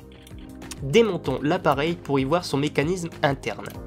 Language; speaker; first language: French; native; French